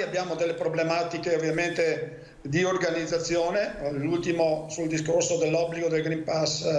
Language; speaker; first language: Italian; native; Italian